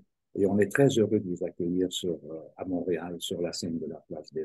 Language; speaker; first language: French; native; French